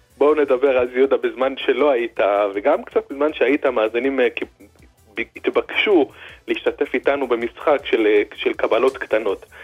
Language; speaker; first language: Hebrew; native; Hebrew